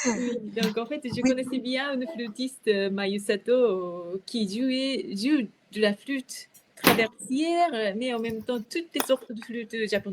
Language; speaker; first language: French; non-native, fluent; Japanese